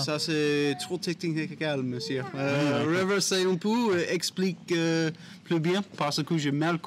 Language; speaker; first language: French; non-native, learner; English